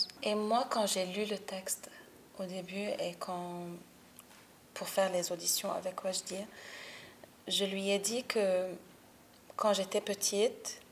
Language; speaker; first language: French; non-native, local second language; Arabic